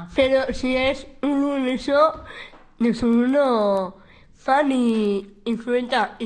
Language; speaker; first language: Spanish; non-native, local second language; Basque